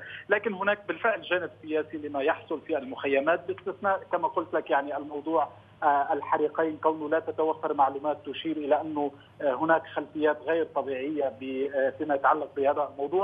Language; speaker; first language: Arabic; native; Arabic